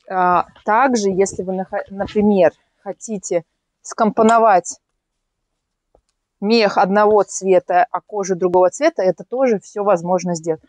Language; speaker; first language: Russian; native; Russian